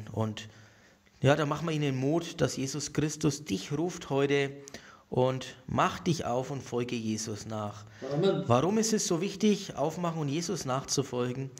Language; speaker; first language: German; native; German